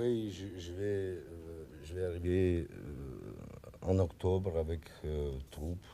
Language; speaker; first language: French; non-native, learner; Russian